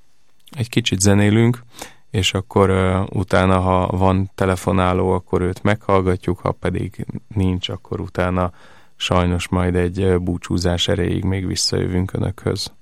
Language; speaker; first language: Hungarian; native; Hungarian